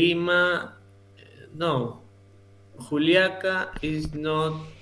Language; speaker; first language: English; non-native, learner; Spanish